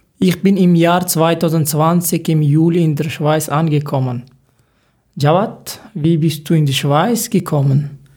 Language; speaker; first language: German; non-native, learner; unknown